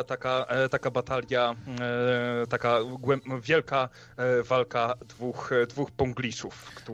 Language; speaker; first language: Polish; native; Polish